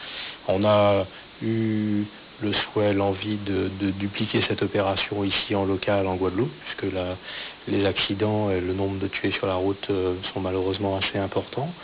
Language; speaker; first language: French; native; French